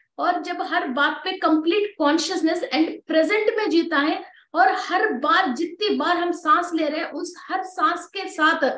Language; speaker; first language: Hindi; non-native, local second language; Telugu